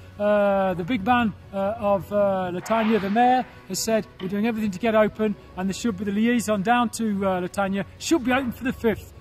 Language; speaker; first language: English; native; English